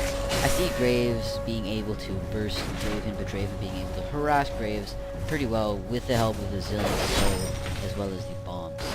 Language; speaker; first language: English; native; English